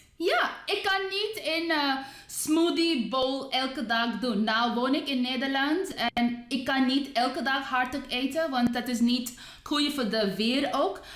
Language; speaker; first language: Dutch; non-native, learner; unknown